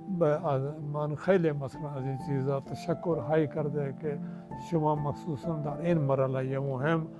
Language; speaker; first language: Persian; non-native, fluent; Urdu